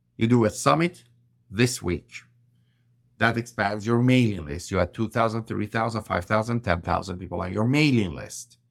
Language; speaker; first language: English; non-native, fluent; Persian